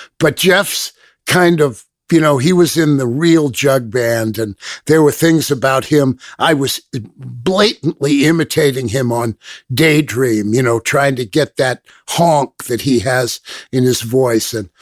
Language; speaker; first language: English; native; English